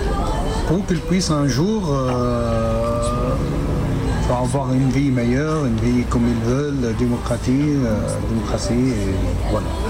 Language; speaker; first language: French; non-native, fluent; Arabic